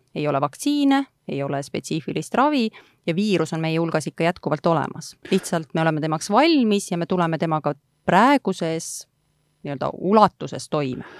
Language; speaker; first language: Estonian; native; Estonian